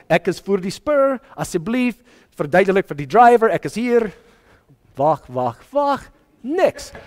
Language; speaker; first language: Afrikaans; non-native, learner; English